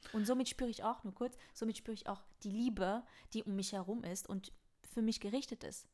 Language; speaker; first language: German; non-native, fluent; French